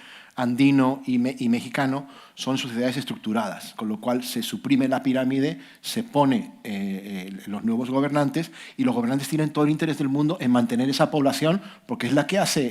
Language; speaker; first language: Spanish; native; Spanish